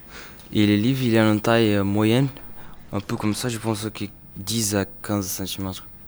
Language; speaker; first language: French; non-native, learner; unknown